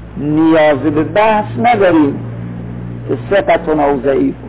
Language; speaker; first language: Persian; native; Persian